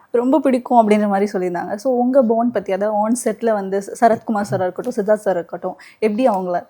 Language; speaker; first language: Tamil; native; Tamil